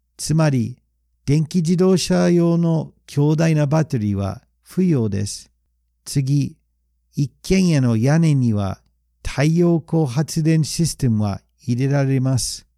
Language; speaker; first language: Japanese; non-native, fluent; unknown